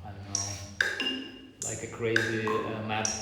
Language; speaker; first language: English; non-native, fluent; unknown